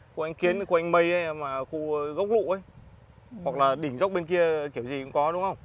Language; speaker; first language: Vietnamese; non-native, local second language; Hmong